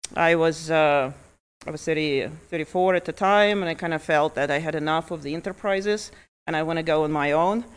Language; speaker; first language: English; early bilingual, other home language; Russian